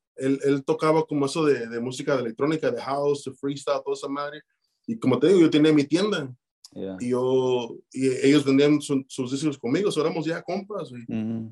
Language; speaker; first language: Spanish; early bilingual, heritage; Spanish